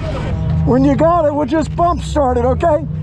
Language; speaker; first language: English; native; English